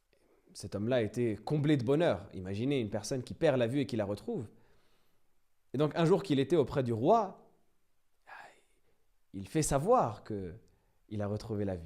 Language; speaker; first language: French; native; French